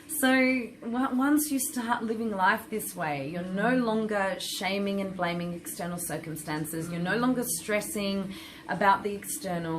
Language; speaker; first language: English; native; English